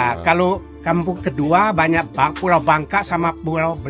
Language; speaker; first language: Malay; non-native, local second language; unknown